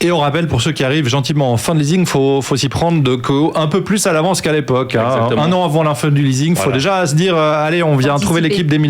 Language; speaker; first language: French; native; French